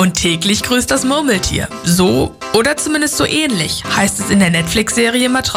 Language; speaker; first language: German; native; German